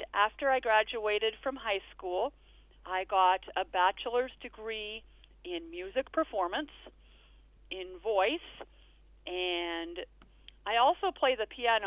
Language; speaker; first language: English; native; English